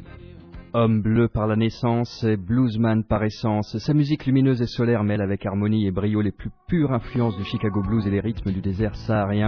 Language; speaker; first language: French; native; French